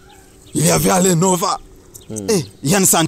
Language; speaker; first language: French; non-native, learner; Rundi